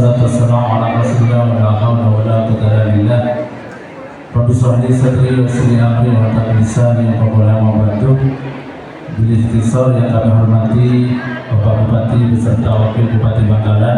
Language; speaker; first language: Indonesian; native; Indonesian